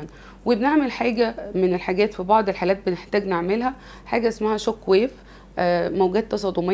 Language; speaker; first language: Arabic; native; Arabic